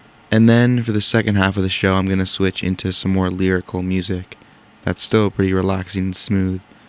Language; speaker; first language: English; native; English